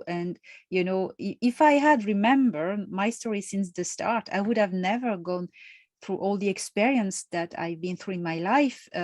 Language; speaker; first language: English; non-native, fluent; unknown